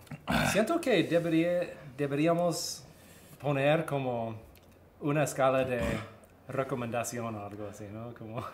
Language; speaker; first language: Spanish; early bilingual, heritage; Spanish